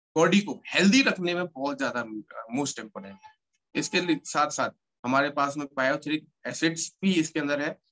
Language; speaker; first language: Hindi; native; Hindi